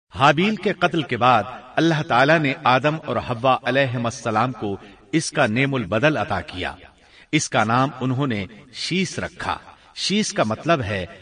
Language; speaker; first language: Urdu; native; Urdu